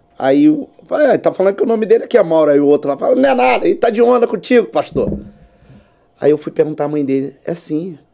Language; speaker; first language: Portuguese; native; Portuguese